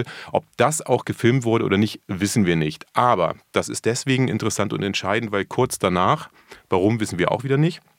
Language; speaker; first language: German; native; German